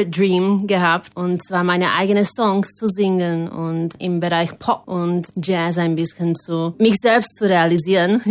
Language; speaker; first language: German; non-native, fluent; Slovak